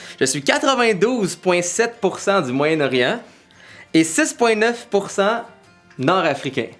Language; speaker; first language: French; early bilingual, other home language; Arabic